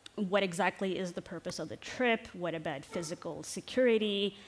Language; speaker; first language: English; non-native, fluent; Norwegian